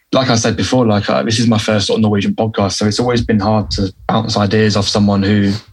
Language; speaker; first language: English; native; English